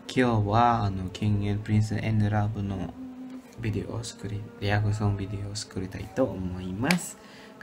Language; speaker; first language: Japanese; non-native, learner; Indonesian